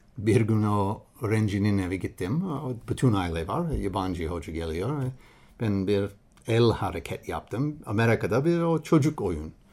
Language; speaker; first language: Turkish; non-native, learner; English